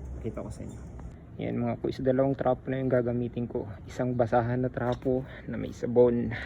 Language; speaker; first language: Filipino; native; Filipino